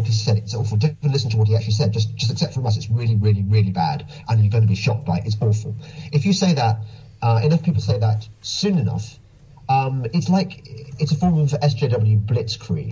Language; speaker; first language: English; native; English